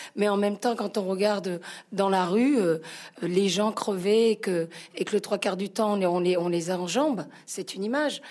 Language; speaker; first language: French; native; French